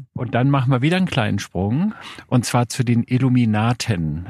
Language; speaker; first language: German; native; German